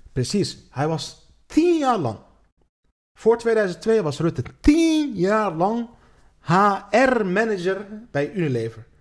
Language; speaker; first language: Dutch; early bilingual, other home language; Turkish